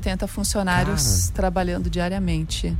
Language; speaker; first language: Portuguese; native; Portuguese